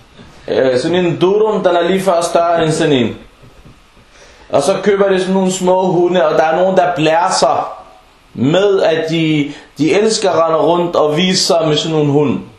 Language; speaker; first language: Danish; non-native, local second language; Arabic